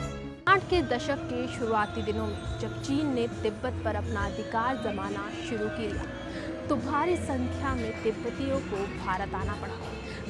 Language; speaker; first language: Hindi; native; Hindi